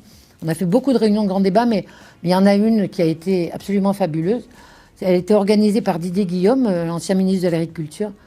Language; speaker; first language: French; native; French